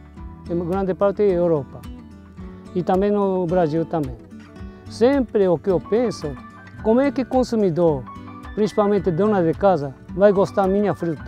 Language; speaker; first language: Portuguese; non-native, fluent; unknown